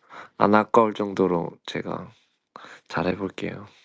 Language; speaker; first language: Korean; early bilingual, heritage; Korean